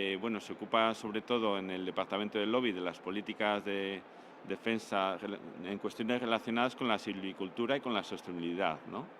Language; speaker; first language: Spanish; native; Spanish